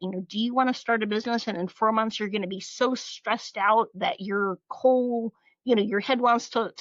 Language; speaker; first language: English; native; English